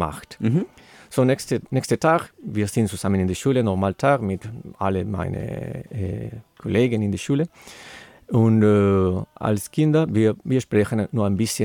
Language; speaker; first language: German; non-native, learner; Spanish